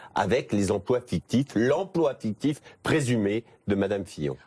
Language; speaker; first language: French; native; French